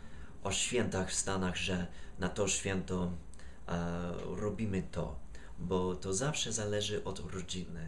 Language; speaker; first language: Polish; non-native, fluent; English